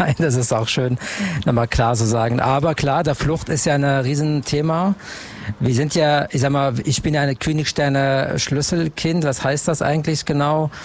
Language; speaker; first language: German; non-native, fluent; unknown